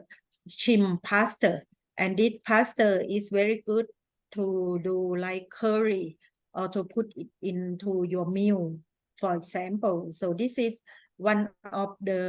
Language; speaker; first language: English; non-native, fluent; Thai